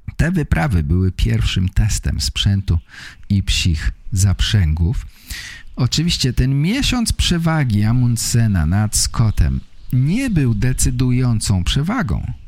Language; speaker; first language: Polish; native; Polish